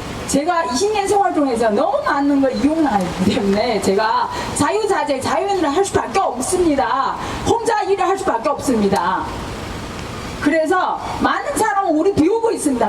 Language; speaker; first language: Korean; non-native, fluent; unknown